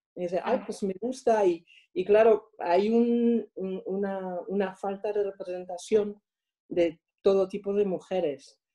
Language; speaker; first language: Spanish; non-native, fluent; French